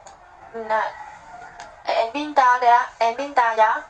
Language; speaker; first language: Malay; non-native, learner; Vietnamese